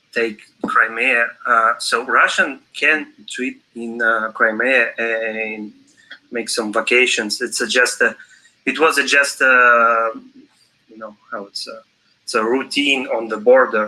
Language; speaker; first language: English; non-native, fluent; Russian